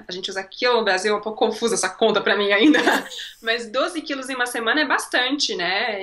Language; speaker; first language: Portuguese; native; Portuguese